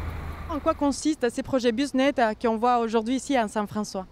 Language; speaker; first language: French; native; French